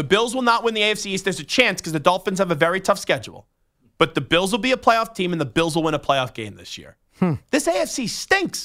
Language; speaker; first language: English; native; English